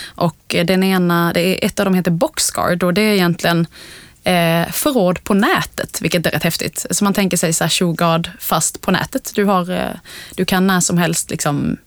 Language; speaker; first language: Swedish; native; Swedish